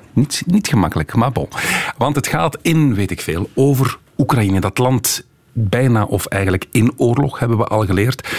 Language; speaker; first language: Dutch; native; Dutch